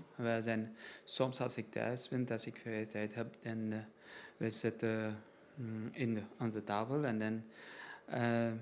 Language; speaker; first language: Dutch; non-native, learner; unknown